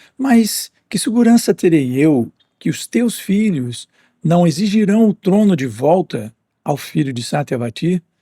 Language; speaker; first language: Portuguese; native; Portuguese